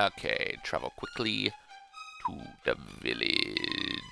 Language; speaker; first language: English; native; English